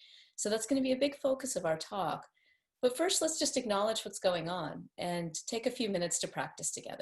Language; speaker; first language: English; native; English